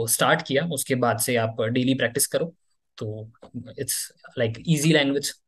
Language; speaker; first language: Hindi; native; Hindi